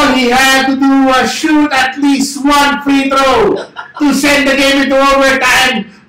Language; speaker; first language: English; non-native, local second language; Filipino